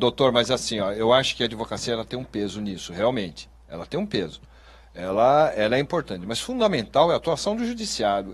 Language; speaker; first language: Portuguese; native; Portuguese